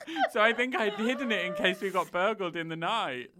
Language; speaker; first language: English; native; English